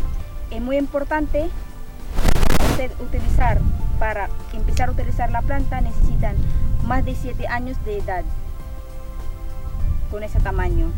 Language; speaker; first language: Spanish; non-native, fluent; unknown